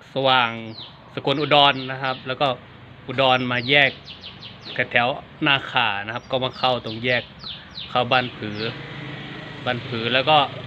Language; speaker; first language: Thai; native; Thai